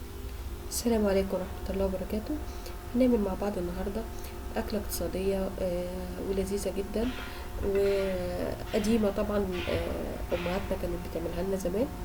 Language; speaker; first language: Arabic; native; Arabic